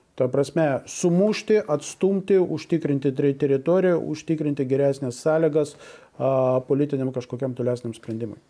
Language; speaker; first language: Lithuanian; non-native, local second language; Russian